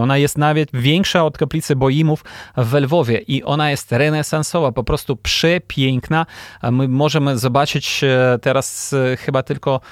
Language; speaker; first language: Polish; non-native, fluent; Ukrainian